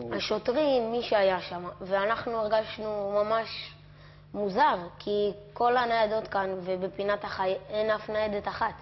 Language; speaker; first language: Hebrew; native; Hebrew